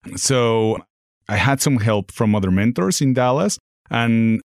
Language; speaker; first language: English; non-native, fluent; Spanish